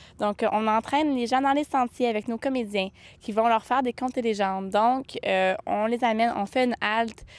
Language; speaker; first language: French; native; French